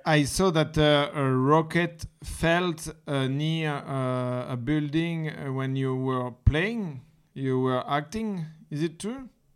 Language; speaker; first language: English; non-native, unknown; French